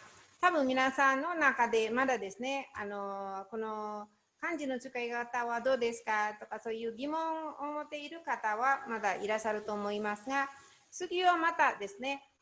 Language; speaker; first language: Japanese; non-native, learner; Indonesian